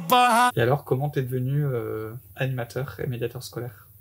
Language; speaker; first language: French; native; French